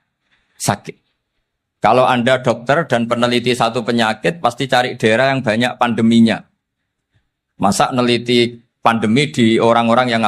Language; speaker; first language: Indonesian; non-native, local second language; Javanese